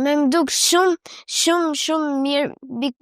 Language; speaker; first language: Albanian; early bilingual, heritage; Albanian